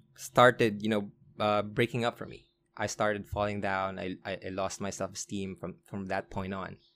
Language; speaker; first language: English; non-native, local second language; Filipino